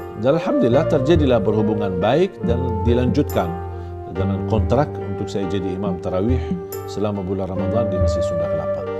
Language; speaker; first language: Indonesian; non-native, fluent; Arabic